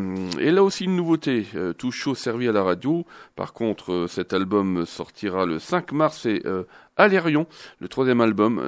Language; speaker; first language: French; native; French